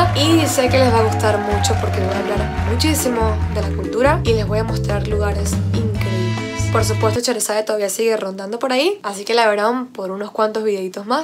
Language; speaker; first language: Spanish; native; Spanish